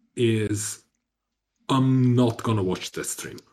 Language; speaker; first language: English; non-native, fluent; Italian